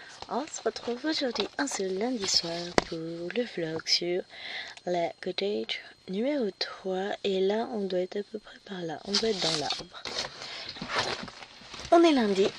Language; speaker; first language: French; native; French